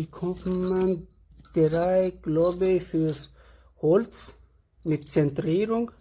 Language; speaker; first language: German; non-native, fluent; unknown